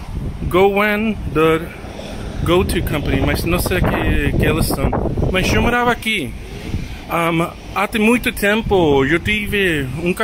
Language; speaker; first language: Portuguese; non-native, learner; English